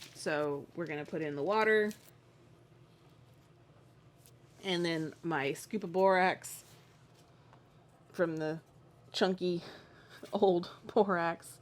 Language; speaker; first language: English; native; English